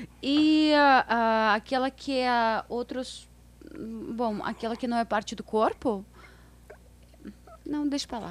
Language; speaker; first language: Portuguese; non-native, fluent; Russian